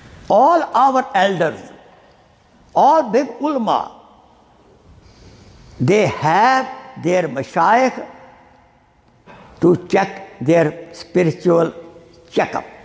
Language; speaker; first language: English; non-native, local second language; Urdu